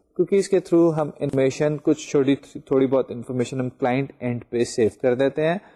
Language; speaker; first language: Urdu; native; Urdu